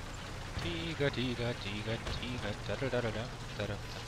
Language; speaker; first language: German; native; German